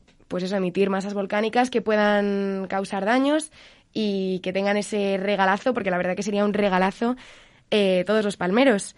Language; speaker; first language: Spanish; native; Spanish